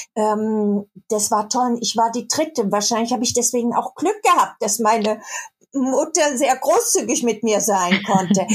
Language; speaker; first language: German; native; German